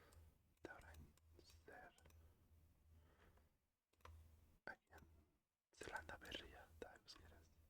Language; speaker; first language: Basque; non-native, learner; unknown